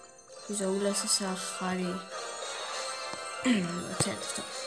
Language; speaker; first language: Greek; early bilingual, heritage; Greek